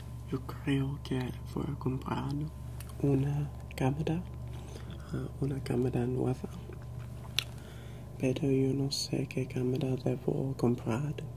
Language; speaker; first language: Spanish; non-native, learner; English